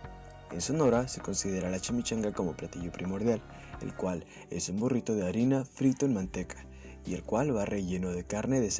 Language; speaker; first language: Spanish; native; Spanish